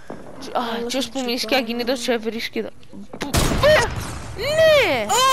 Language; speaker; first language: Greek; native; Greek